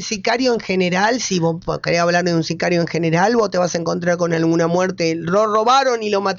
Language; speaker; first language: Spanish; native; Spanish